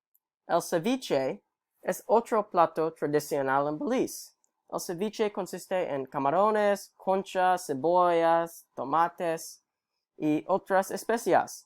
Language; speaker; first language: Spanish; non-native, learner; English